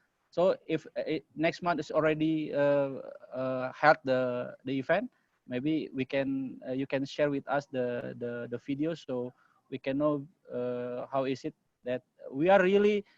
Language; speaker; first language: English; non-native, learner; Indonesian